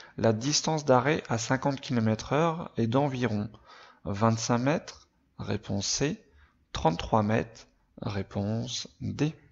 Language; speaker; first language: French; native; French